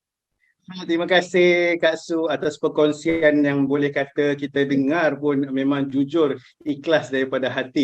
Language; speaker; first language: Malay; native; Malay